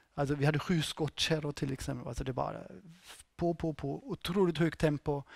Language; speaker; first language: Swedish; non-native, fluent; German